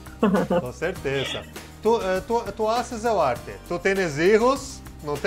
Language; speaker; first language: Spanish; non-native, learner; Portuguese